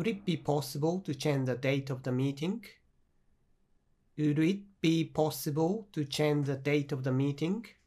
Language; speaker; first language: English; non-native, fluent; Japanese